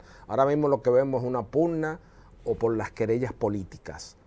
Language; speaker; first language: Spanish; native; Spanish